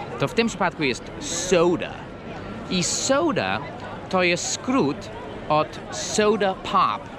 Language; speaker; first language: Polish; non-native, fluent; English